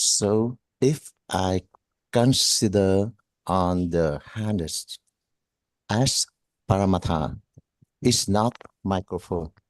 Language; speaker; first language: English; non-native, learner; Vietnamese